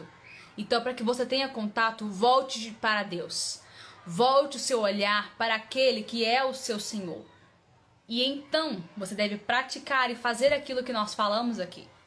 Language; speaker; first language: Portuguese; native; Portuguese